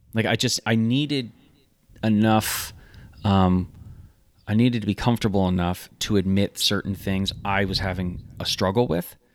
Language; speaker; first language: English; native; English